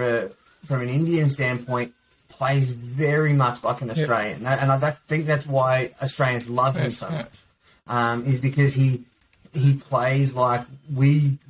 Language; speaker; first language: English; native; English